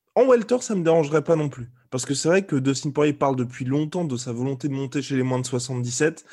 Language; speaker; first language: French; native; French